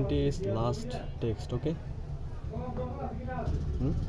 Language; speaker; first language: English; non-native, learner; Bangla